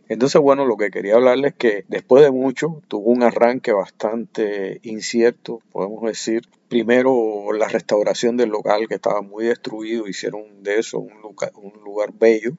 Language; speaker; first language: Spanish; native; Spanish